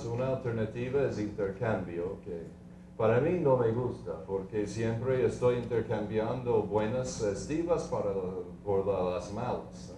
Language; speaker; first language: Spanish; non-native, fluent; English